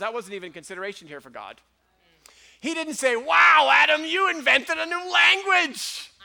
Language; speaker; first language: English; native; English